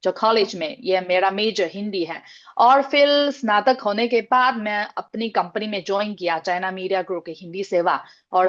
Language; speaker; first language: Hindi; non-native, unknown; Chinese